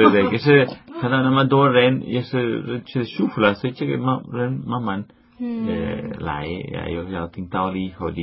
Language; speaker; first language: Chinese; non-native, fluent; Spanish